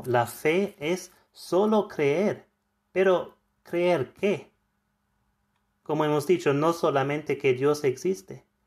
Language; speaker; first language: Spanish; non-native, fluent; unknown